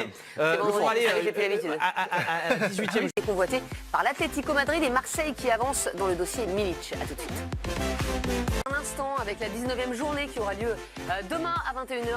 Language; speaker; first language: French; native; French